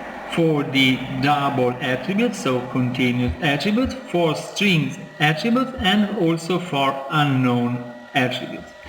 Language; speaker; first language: English; non-native, fluent; Italian